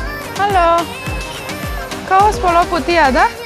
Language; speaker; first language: Indonesian; non-native, fluent; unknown